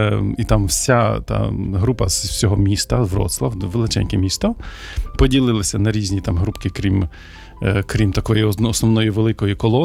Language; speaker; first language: Ukrainian; native; Ukrainian